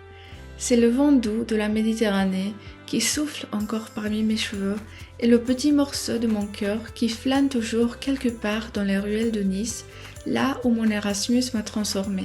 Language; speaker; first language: French; non-native, fluent; Romanian